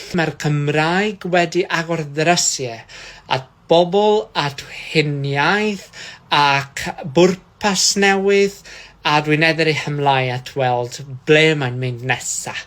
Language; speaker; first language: Welsh; non-native, learner; Portuguese